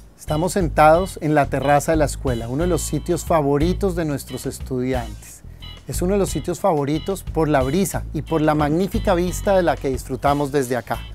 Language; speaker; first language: Spanish; native; Spanish